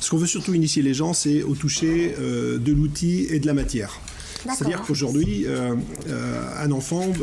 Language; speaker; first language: French; native; French